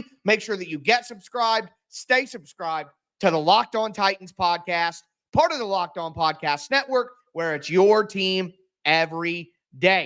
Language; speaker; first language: English; native; English